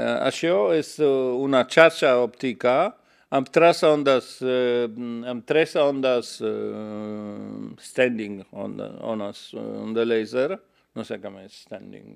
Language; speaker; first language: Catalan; non-native, learner; Polish